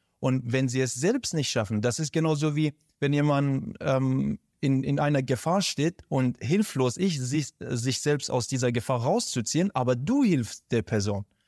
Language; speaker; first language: German; non-native, fluent; Persian